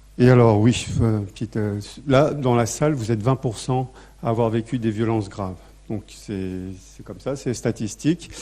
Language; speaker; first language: French; native; French